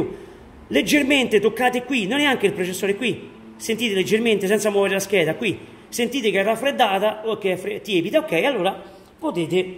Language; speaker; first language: Italian; native; Italian